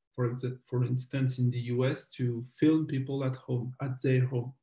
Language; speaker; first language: English; non-native, fluent; French